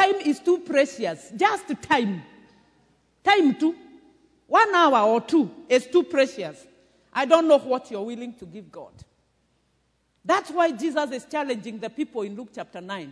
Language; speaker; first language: English; non-native, local second language; Kikuyu